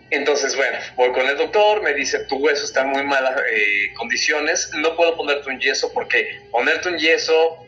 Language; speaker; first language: Spanish; native; Spanish